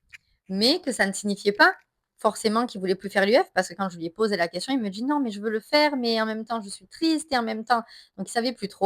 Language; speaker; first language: French; native; French